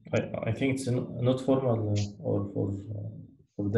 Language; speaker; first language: English; non-native, learner; Arabic